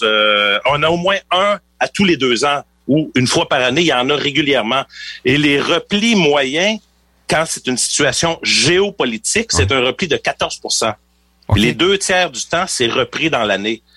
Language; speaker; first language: French; native; French